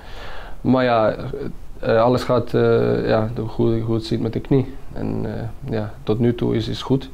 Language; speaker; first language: Dutch; non-native, fluent; Finnish